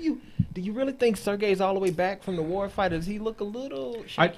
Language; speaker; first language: English; native; English